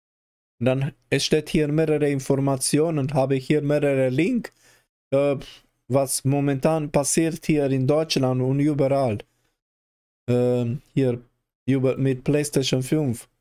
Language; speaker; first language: German; non-native, learner; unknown